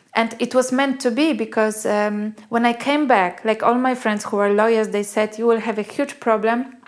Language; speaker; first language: English; non-native, fluent; Polish